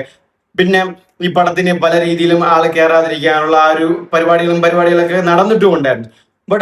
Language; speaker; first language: Malayalam; native; Malayalam